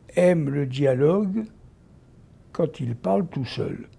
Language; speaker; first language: French; native; French